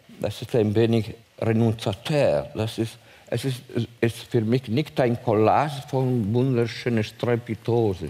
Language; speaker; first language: German; non-native, fluent; Italian